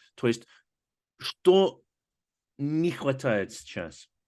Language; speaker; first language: Russian; non-native, fluent; English